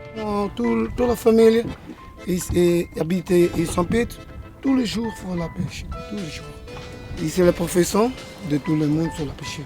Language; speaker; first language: French; non-native, learner; Kabuverdianu